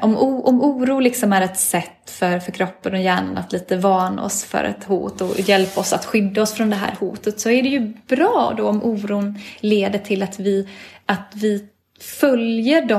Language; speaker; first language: Swedish; native; Swedish